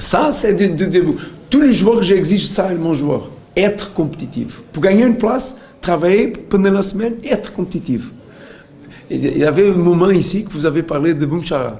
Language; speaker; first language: French; non-native, learner; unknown